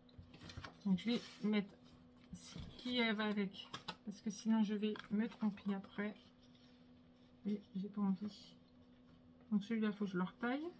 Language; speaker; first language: French; native; French